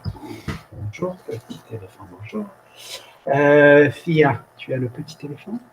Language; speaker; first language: French; non-native, fluent; English